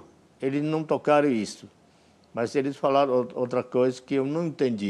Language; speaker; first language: Portuguese; non-native, local second language; Yanomámi